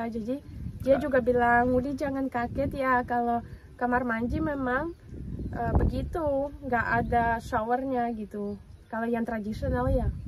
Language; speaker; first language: Indonesian; non-native, fluent; Russian